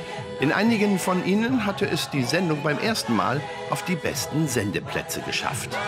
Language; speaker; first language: German; native; German